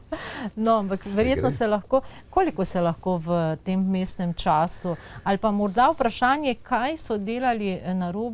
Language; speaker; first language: Slovenian; native; Slovenian